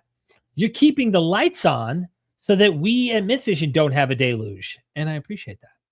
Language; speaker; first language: English; native; English